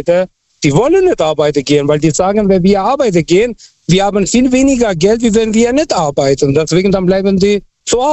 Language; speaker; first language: German; early bilingual, other home language; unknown